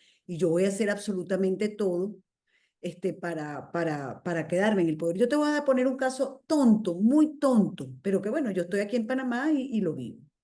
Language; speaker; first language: Spanish; native; Spanish